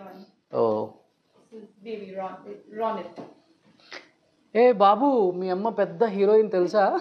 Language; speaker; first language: Telugu; native; Telugu